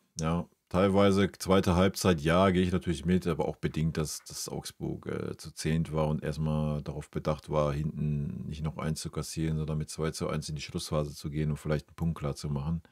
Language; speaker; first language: German; native; German